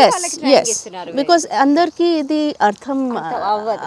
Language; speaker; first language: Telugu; non-native, fluent; Hindi